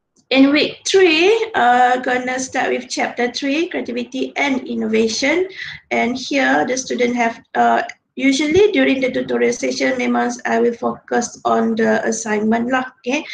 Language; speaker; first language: English; non-native, local second language; Malay